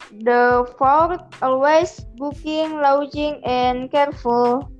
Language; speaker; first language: English; non-native, learner; Indonesian